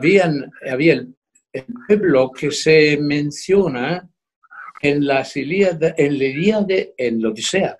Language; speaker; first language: Spanish; non-native, fluent; Italian